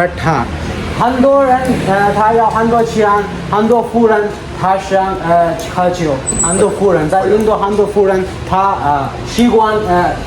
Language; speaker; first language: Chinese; non-native, learner; Hindi